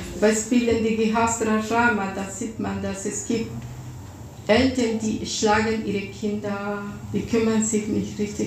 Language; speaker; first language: German; non-native, fluent; Russian